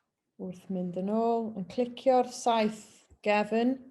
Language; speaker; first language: Welsh; native; Welsh